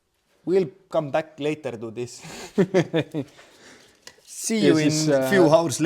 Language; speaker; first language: English; non-native, learner; Estonian